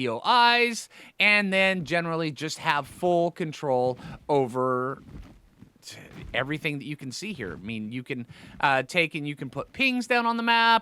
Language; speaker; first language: English; native; English